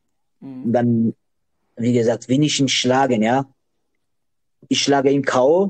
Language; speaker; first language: German; non-native, learner; Georgian